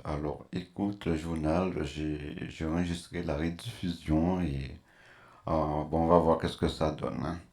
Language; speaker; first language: French; native; French